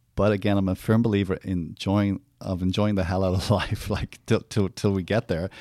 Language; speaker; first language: English; native; English